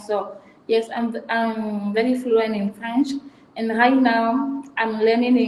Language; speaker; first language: English; non-native, fluent; Fang